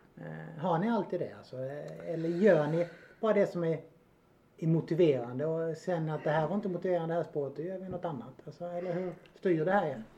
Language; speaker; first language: Swedish; native; Swedish